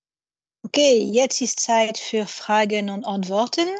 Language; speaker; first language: German; non-native, fluent; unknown